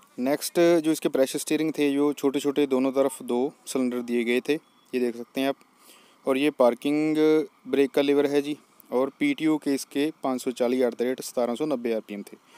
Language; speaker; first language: Hindi; non-native, local second language; Punjabi